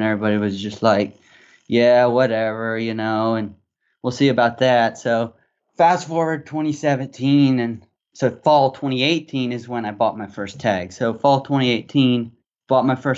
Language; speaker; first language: English; native; English